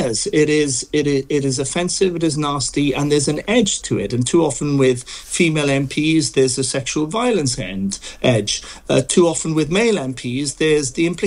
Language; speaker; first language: English; native; English